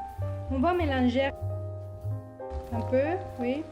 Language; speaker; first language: French; non-native, learner; Spanish